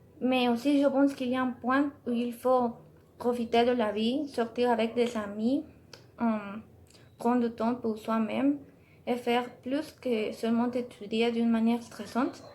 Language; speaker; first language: French; non-native, learner; Spanish